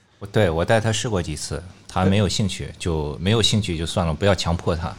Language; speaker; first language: Chinese; native; Chinese